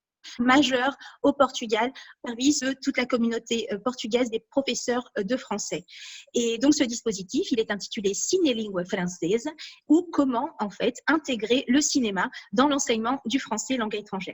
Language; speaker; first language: French; native; French